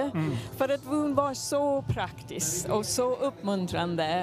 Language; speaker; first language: Swedish; non-native, fluent; English